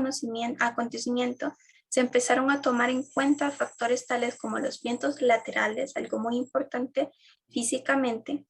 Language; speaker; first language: Spanish; native; Spanish